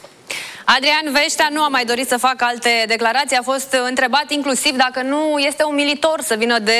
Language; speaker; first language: Romanian; native; Romanian